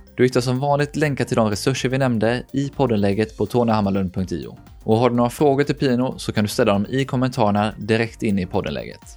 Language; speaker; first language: Swedish; native; Swedish